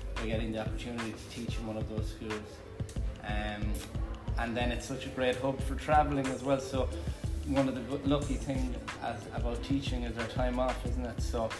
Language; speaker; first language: English; native; English